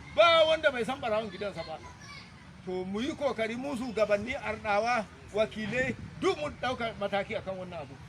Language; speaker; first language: Hausa; non-native, local second language; Fula